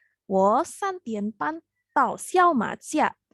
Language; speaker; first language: Chinese; non-native, fluent; Indonesian